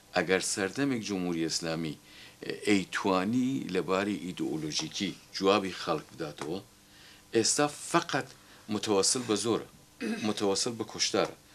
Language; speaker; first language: Central Kurdish; native; Central Kurdish